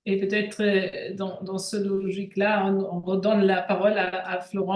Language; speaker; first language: French; non-native, fluent; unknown